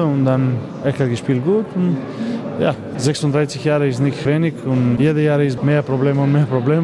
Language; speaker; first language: German; non-native, learner; Macedonian